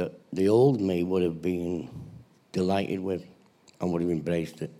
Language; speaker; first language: English; native; English